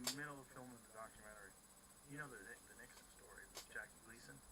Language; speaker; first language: English; native; English